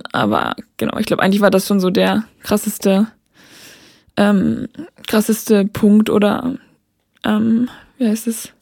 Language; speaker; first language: German; native; German